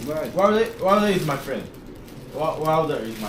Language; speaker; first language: English; non-native, learner; Chinese